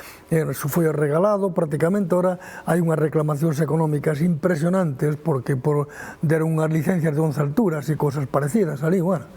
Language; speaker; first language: Galician; native; Galician